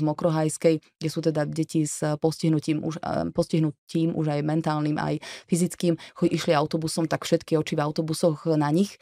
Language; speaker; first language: Slovak; native; Slovak